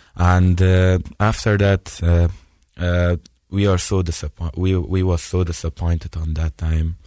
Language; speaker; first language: English; non-native, fluent; Persian